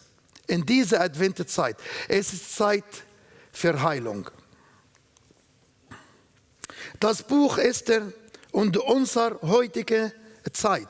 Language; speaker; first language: German; non-native, learner; Arabic